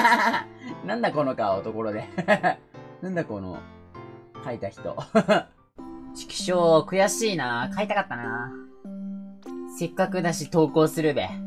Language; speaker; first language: Japanese; native; Japanese